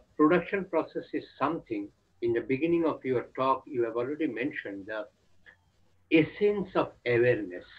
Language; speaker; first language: English; non-native, local second language; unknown